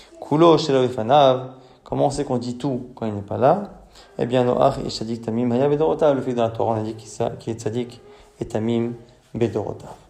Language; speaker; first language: French; native; French